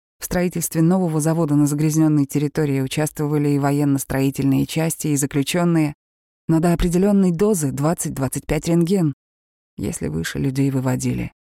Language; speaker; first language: Russian; native; Russian